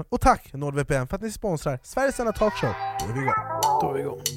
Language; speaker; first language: Swedish; native; Swedish